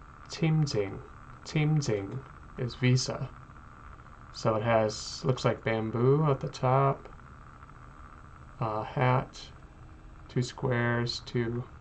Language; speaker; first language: English; native; English